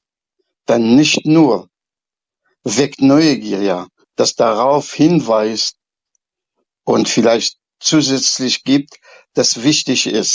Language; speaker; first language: German; non-native, fluent; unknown